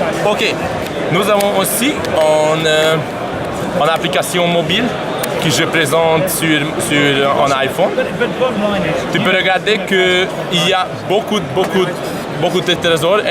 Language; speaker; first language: French; non-native, learner; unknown